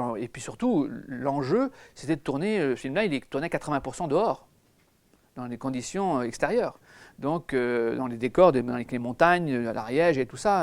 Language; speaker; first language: French; native; French